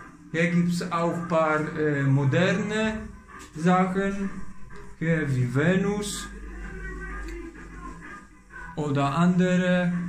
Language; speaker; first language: German; non-native, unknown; Polish